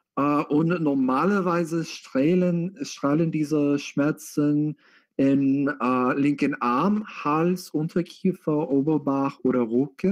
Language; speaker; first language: German; non-native, fluent; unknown